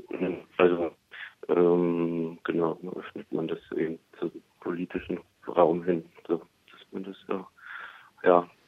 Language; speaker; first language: German; native; German